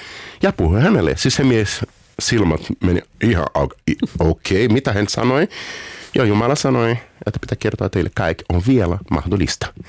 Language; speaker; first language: Finnish; non-native, fluent; Portuguese